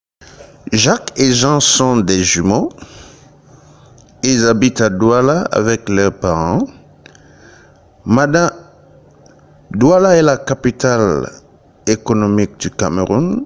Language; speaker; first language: French; non-native, learner; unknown